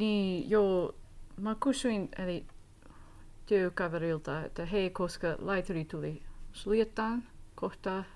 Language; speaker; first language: Finnish; non-native, learner; English